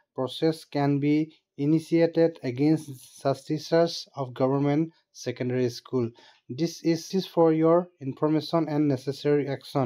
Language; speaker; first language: English; non-native, local second language; Assamese